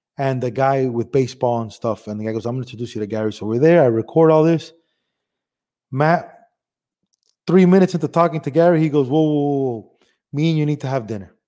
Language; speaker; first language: English; early bilingual, other home language; Spanish